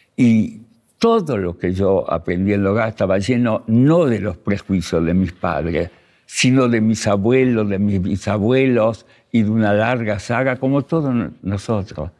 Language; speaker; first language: Spanish; early bilingual, other home language; Russian